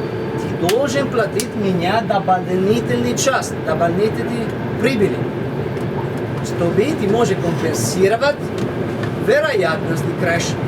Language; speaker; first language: Russian; non-native, fluent; Italian